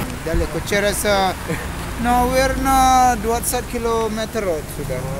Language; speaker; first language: Russian; non-native, learner; Indonesian